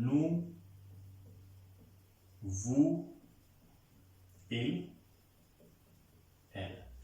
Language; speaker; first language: French; non-native, fluent; Hindi